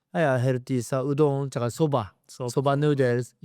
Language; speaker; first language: Filipino; non-native, learner; Japanese